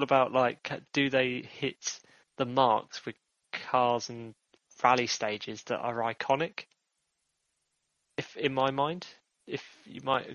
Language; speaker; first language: English; native; English